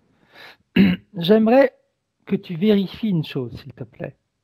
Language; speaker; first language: French; native; French